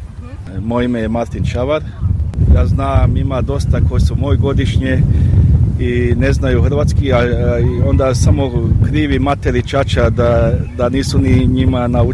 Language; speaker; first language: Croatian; early bilingual, heritage; Croatian